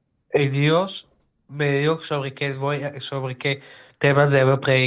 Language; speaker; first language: Spanish; non-native, fluent; Dutch